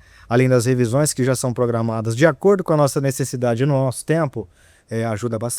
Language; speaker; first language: Portuguese; native; Portuguese